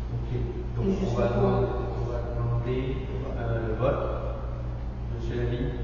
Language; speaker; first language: French; native; French